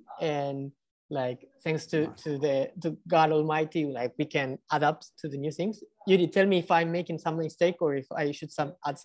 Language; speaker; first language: English; non-native, fluent; Spanish